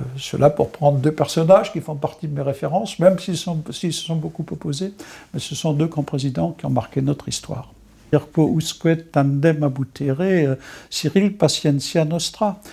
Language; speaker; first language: French; non-native, local second language; Swiss German